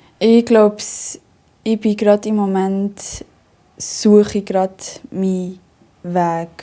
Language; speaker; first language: German; early bilingual, other home language; Spanish